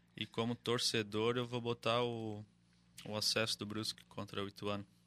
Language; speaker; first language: Portuguese; native; Portuguese